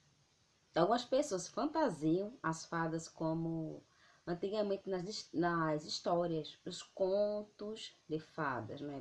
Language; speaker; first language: Portuguese; native; Portuguese